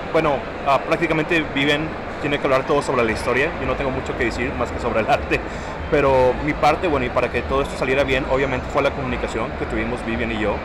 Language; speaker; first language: Spanish; early bilingual, heritage; Spanish